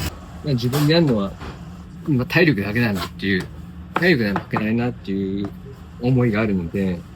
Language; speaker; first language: Japanese; native; Japanese